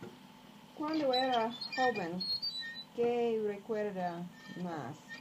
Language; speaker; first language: Spanish; non-native, learner; English